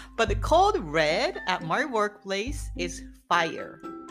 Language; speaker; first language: English; non-native, fluent; Japanese